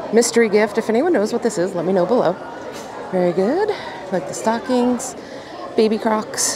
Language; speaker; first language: English; native; English